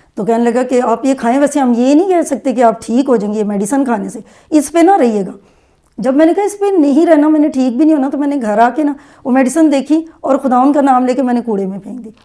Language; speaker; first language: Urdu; native; Urdu